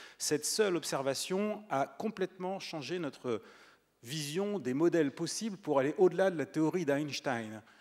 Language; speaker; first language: French; native; French